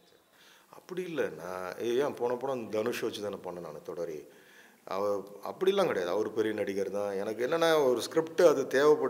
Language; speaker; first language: Tamil; native; Tamil